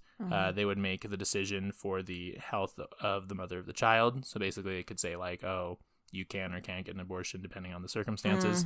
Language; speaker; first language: English; native; English